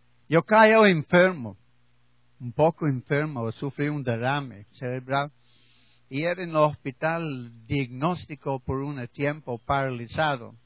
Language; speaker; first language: Spanish; non-native, learner; English